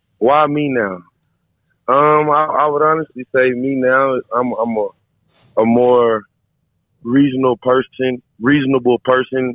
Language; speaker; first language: English; native; English